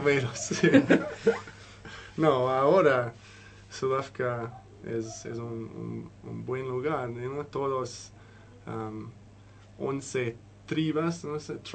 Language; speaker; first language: Spanish; non-native, learner; English